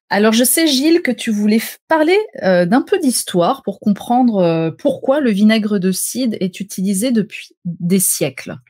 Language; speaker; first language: French; native; French